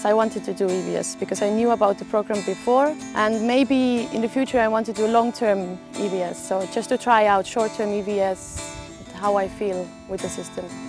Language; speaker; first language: English; non-native, learner; German